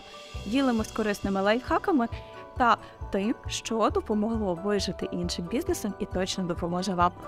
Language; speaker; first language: Ukrainian; native; Ukrainian